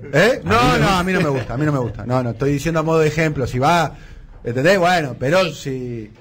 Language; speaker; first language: Spanish; native; Spanish